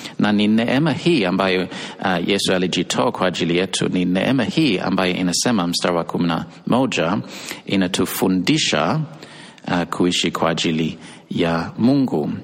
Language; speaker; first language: Swahili; non-native, fluent; English